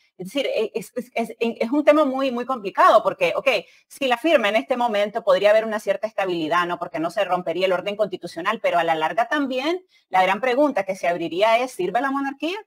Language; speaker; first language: Spanish; native; Spanish